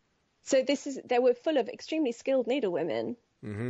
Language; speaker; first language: English; native; English